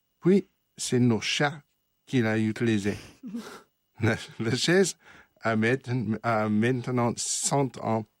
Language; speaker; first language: French; non-native, fluent; English